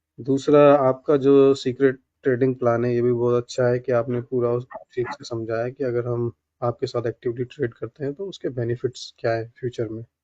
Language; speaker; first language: Hindi; native; Hindi